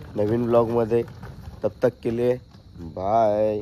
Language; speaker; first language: Hindi; non-native, local second language; Marathi